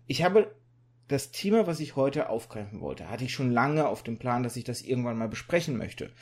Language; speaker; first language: German; native; German